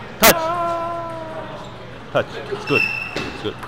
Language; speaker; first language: English; non-native, learner; Chinese